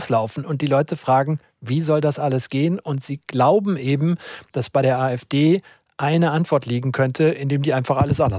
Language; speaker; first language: German; native; German